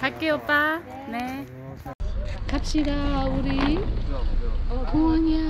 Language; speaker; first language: Korean; non-native, fluent; Uzbek